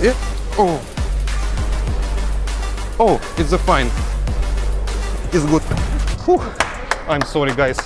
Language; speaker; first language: English; non-native, learner; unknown